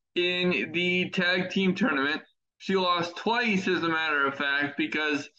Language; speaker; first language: English; native; English